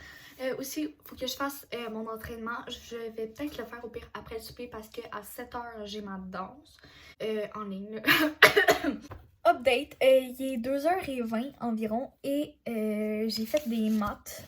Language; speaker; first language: French; native; French